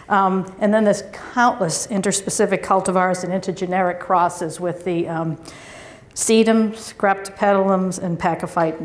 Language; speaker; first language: English; native; English